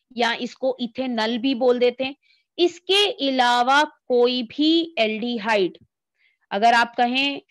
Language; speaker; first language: Hindi; native; Hindi